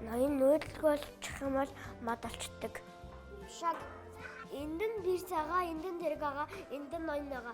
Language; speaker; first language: Mongolian; native; Mongolian